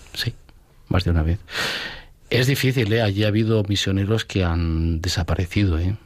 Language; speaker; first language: Spanish; native; Spanish